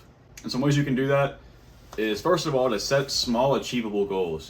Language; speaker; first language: English; native; English